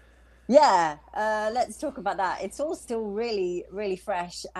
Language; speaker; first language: English; native; English